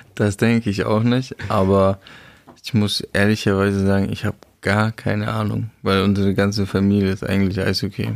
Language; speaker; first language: German; non-native, fluent; Czech